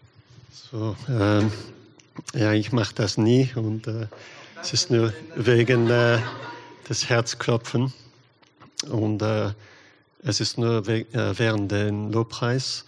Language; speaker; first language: German; non-native, learner; English